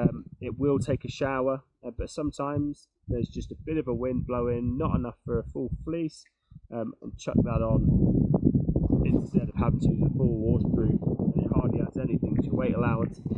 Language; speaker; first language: English; native; English